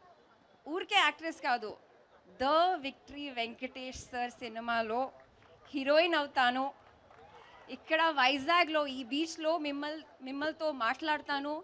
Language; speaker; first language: Telugu; non-native, learner; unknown